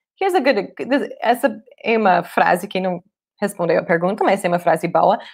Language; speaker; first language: Portuguese; non-native, fluent; English